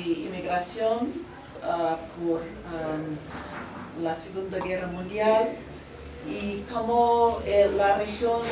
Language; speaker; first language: Spanish; non-native, fluent; English